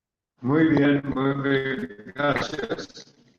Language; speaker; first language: Spanish; non-native, learner; English